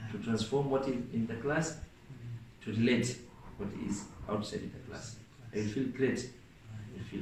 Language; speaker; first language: English; non-native, local second language; Swahili